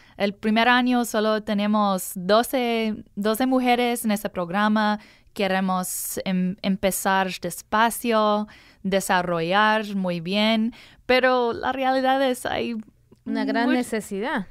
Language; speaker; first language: Spanish; non-native, learner; English